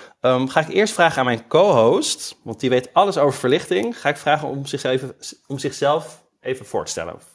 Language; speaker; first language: Dutch; native; Dutch